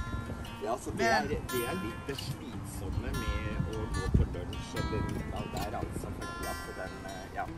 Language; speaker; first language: Norwegian; native; Norwegian